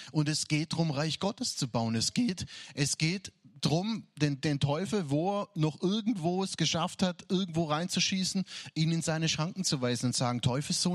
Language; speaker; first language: German; native; German